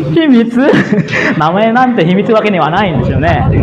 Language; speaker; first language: Japanese; non-native, fluent; Indonesian